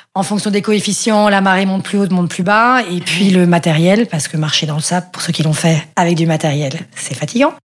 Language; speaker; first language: French; native; French